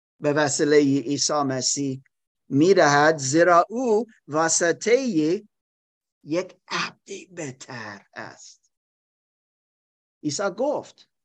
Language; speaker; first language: Persian; non-native, learner; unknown